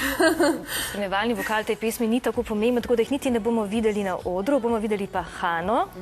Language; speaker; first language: Slovenian; native; Slovenian